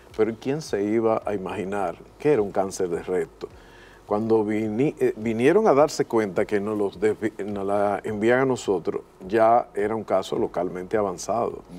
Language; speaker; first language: Spanish; native; Spanish